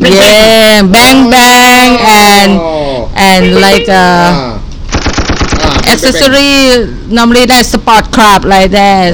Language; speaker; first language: English; non-native, learner; Thai